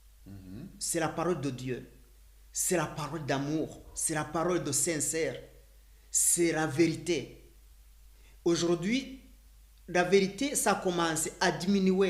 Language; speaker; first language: French; non-native, learner; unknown